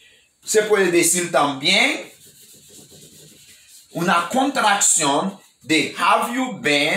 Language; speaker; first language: Spanish; non-native, learner; Haitian Creole